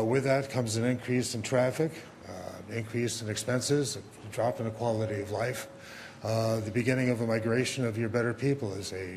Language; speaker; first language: English; native; English